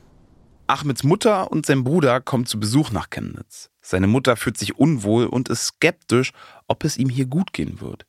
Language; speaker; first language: German; native; German